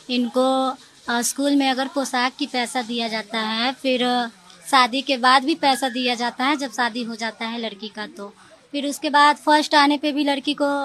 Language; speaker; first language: Hindi; native; Hindi